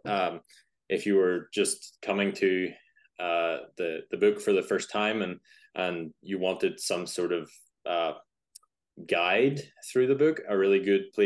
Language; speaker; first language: English; native; English